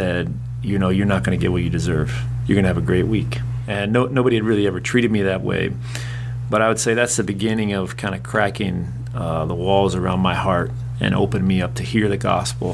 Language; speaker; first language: English; native; English